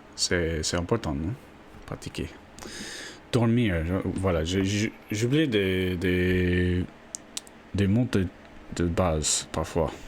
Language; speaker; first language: French; non-native, learner; English